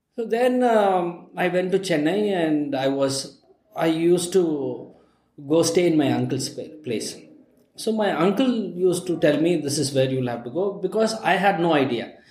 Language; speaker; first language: English; non-native, local second language; Tamil